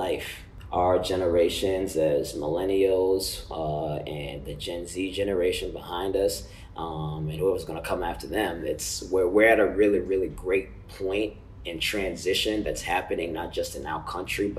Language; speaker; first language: English; non-native, local second language; Ganda